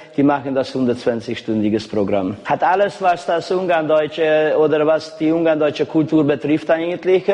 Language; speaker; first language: German; non-native, local second language; Hungarian